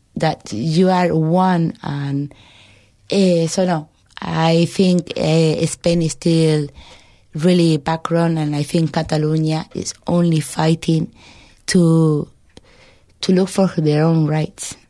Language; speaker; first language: English; non-native, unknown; Spanish